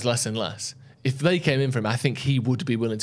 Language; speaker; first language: English; native; English